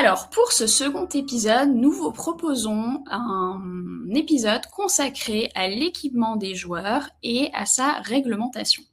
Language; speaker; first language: French; native; French